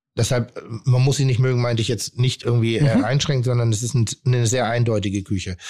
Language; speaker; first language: German; native; German